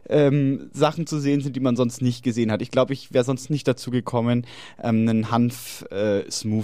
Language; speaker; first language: German; native; German